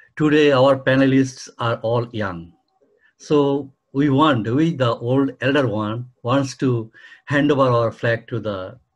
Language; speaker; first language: English; non-native, local second language; Bangla